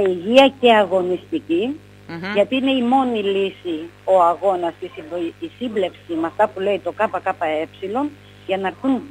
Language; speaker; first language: Greek; native; Greek